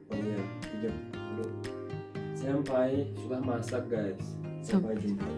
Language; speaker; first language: Indonesian; non-native, learner; Turkish